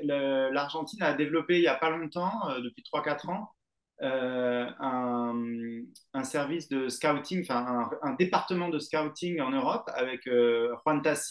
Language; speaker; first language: French; native; French